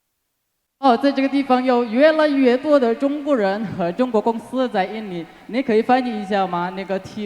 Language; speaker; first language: Chinese; non-native, fluent; Indonesian